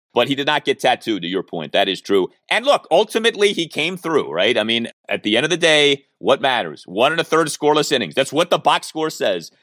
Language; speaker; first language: English; native; English